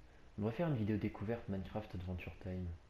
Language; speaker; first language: French; native; French